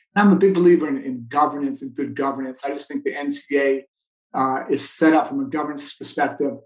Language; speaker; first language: English; native; English